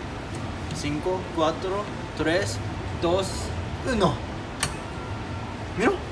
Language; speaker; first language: Spanish; non-native, learner; Japanese